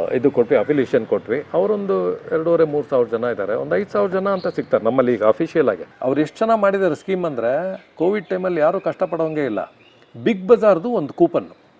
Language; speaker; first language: Kannada; native; Kannada